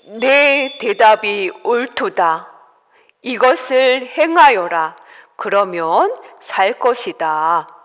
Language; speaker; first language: Korean; native; Korean